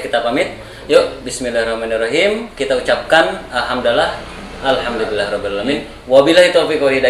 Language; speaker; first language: Indonesian; native; Indonesian